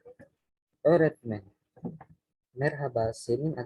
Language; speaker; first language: Turkish; non-native, fluent; Indonesian